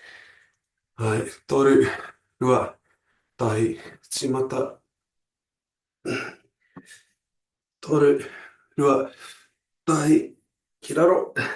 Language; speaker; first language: Māori; non-native, local second language; English